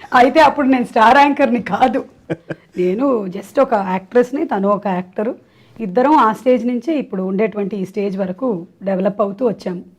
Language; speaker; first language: Telugu; non-native, local second language; Malayalam